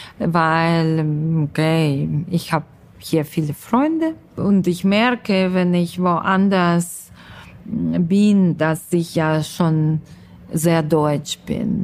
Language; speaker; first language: German; non-native, fluent; Russian